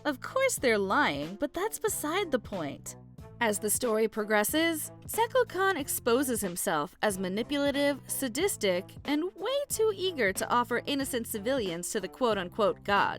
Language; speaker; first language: English; native; English